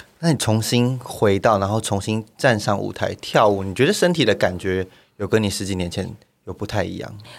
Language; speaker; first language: Chinese; native; Chinese